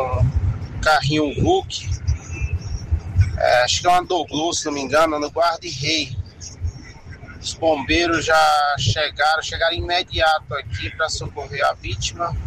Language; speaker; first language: Portuguese; native; Portuguese